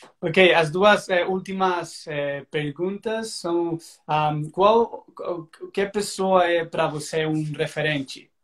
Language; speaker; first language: Portuguese; non-native, learner; Spanish